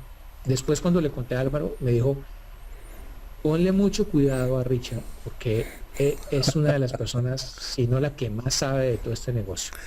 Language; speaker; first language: Spanish; native; Spanish